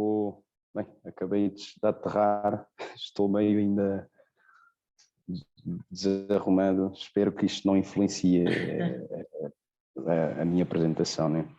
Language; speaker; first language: Portuguese; non-native, local second language; Kabuverdianu